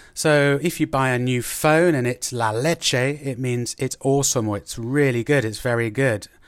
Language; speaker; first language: English; native; English